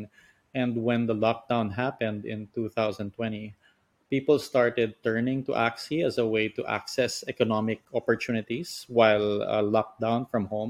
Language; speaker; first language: English; non-native, local second language; Filipino